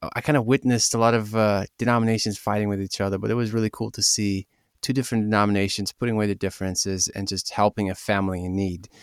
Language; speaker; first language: English; early bilingual, other home language; Russian